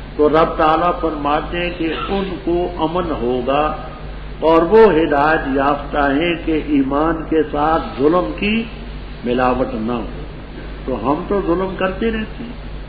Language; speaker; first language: Urdu; non-native, local second language; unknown